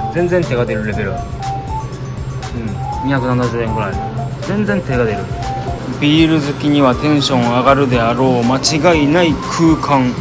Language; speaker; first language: Japanese; native; Japanese